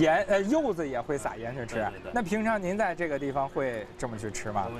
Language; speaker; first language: Chinese; native; Chinese